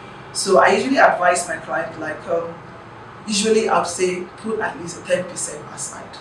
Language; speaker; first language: English; non-native, local second language; Yoruba